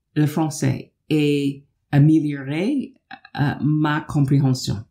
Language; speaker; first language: French; non-native, fluent; English